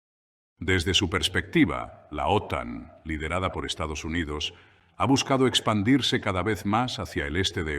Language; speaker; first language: Spanish; native; Spanish